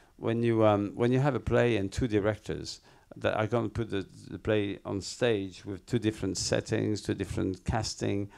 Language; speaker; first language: English; non-native, fluent; French